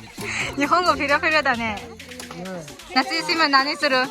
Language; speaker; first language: Japanese; non-native, fluent; Mongolian